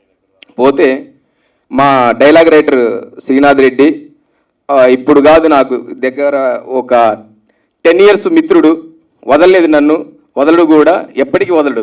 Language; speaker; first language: Telugu; native; Telugu